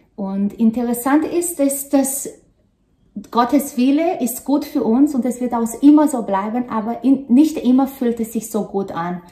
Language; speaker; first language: German; non-native, fluent; Portuguese